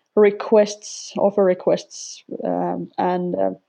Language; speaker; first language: English; non-native, fluent; Finnish